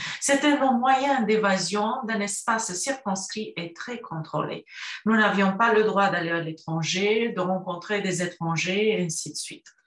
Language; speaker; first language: French; non-native, fluent; Romanian